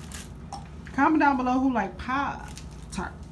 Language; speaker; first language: English; native; English